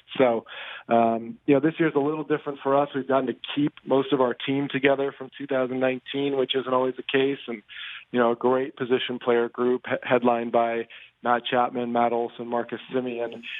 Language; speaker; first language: English; native; English